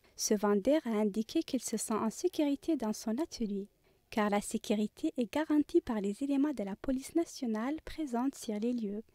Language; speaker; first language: French; non-native, local second language; Arabic